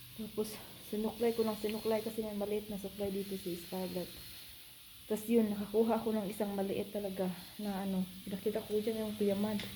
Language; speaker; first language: Filipino; non-native, local second language; Cebuano